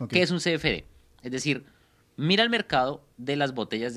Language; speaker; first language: Spanish; native; Spanish